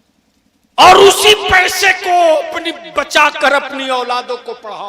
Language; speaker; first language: Hindi; native; Hindi